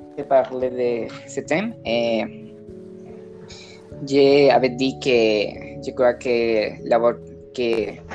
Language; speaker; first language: French; non-native, learner; Spanish